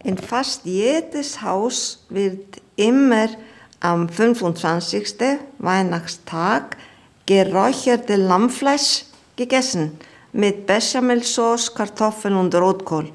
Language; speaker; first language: German; non-native, fluent; Icelandic